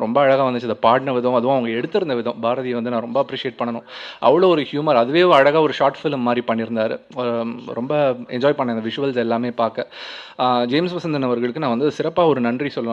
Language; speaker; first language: Tamil; native; Tamil